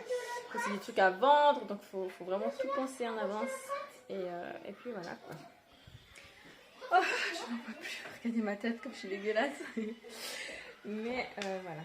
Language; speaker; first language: French; native; French